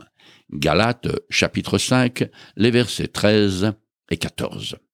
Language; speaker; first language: French; native; French